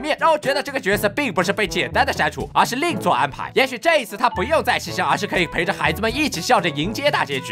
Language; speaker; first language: Chinese; native; Chinese